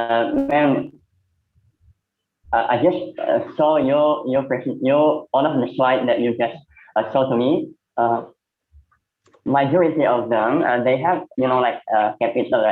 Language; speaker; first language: English; non-native, learner; Indonesian